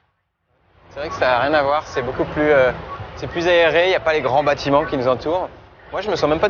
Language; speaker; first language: French; native; French